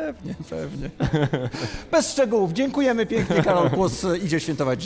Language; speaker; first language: Polish; native; Polish